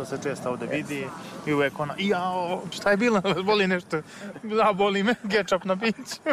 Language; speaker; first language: Serbian; native; Serbian